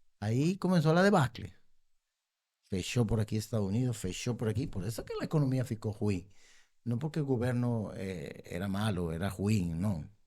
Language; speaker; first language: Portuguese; non-native, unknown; Spanish